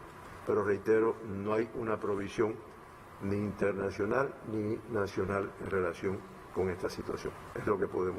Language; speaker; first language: Spanish; native; Spanish